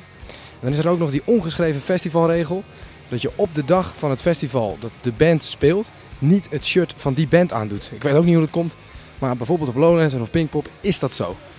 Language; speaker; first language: Dutch; native; Dutch